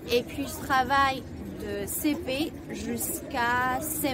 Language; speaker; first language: French; non-native, fluent; Spanish